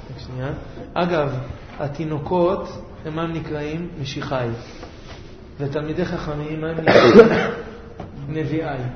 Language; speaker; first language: Hebrew; native; Hebrew